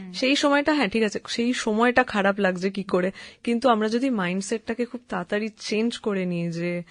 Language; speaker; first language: Bangla; native; Bangla